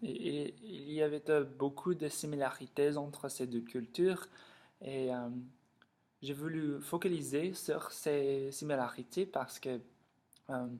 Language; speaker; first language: French; non-native, learner; English